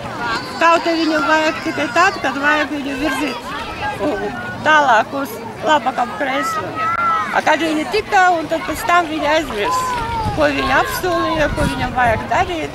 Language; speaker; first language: Latvian; non-native, local second language; Russian